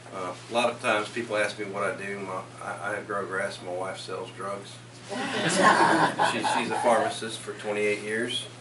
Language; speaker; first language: English; native; English